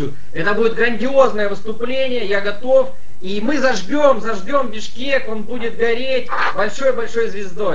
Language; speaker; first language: Russian; native; Russian